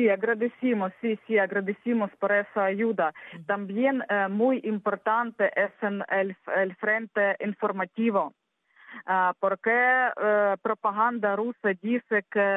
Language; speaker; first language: Spanish; non-native, learner; Ukrainian